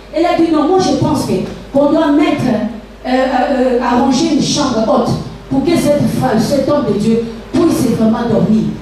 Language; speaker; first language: French; non-native, local second language; Lingala